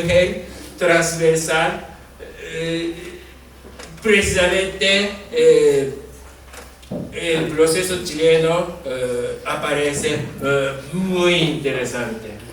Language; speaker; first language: Spanish; non-native, fluent; Japanese